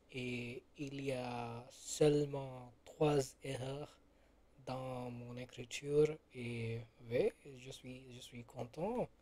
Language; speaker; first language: French; non-native, learner; Gujarati